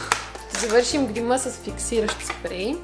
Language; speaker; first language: Bulgarian; native; Bulgarian